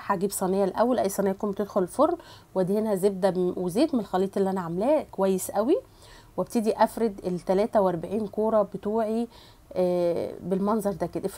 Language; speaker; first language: Arabic; native; Arabic